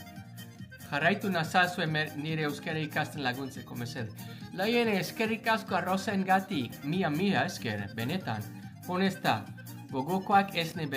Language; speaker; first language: Basque; non-native, learner; English